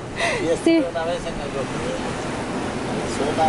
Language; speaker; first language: Spanish; native; Spanish